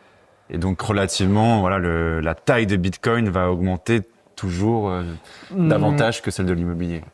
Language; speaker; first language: French; native; French